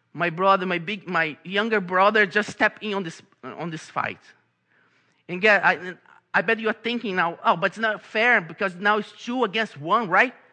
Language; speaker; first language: English; non-native, fluent; Portuguese